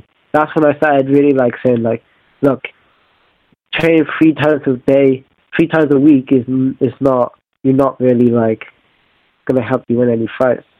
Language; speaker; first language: English; native; English